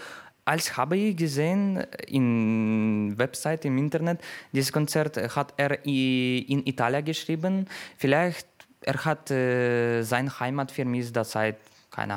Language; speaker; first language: German; non-native, learner; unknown